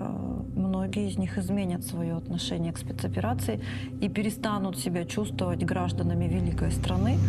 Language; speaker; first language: Russian; native; Russian